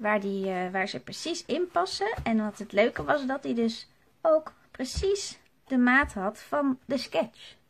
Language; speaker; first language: Dutch; native; Dutch